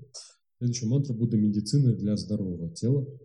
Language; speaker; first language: Russian; native; Russian